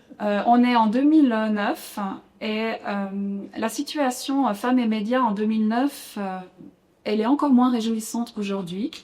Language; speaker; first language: French; native; French